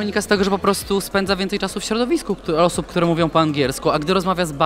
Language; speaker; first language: Polish; native; Polish